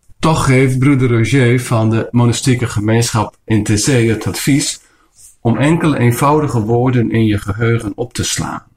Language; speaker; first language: Dutch; non-native, local second language; Western Frisian